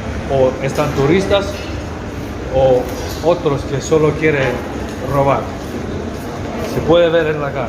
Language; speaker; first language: Spanish; non-native, learner; Macedonian